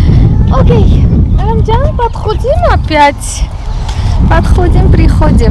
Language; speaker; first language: Russian; non-native, local second language; Armenian